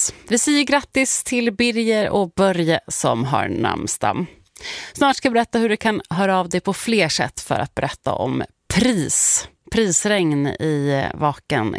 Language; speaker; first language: Swedish; native; Swedish